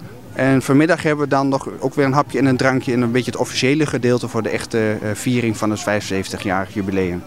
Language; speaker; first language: Dutch; native; Dutch